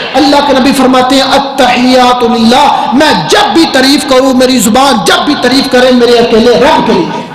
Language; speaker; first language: Urdu; non-native, local second language; Punjabi